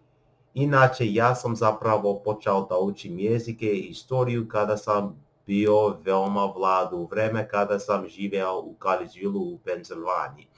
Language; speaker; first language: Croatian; non-native, learner; English